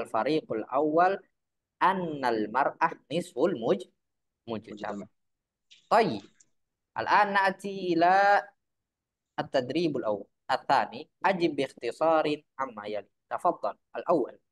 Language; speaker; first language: Arabic; non-native, fluent; Indonesian